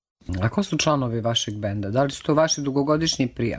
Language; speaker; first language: Croatian; native; Croatian